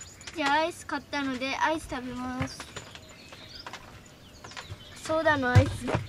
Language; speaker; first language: Japanese; early bilingual, other home language; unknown